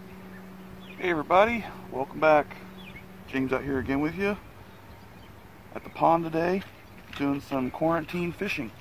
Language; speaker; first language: English; native; English